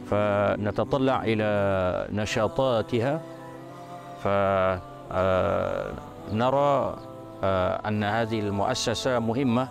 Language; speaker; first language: Arabic; non-native, fluent; Malay